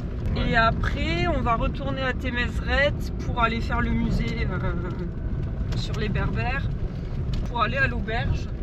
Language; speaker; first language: French; native; French